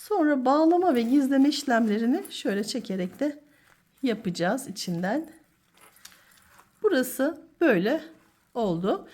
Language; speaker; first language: Turkish; native; Turkish